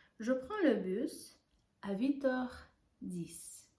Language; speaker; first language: French; non-native, fluent; Ukrainian